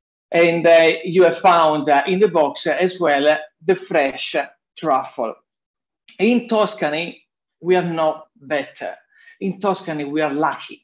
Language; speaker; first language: English; non-native, fluent; Italian